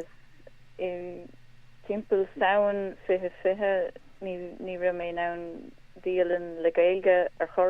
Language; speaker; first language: Irish; non-native, local second language; English